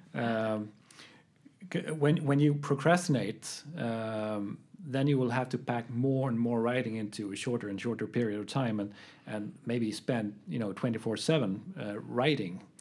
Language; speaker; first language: English; non-native, fluent; Swedish